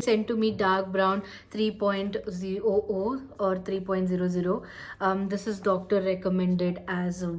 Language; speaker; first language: English; non-native, local second language; Hindi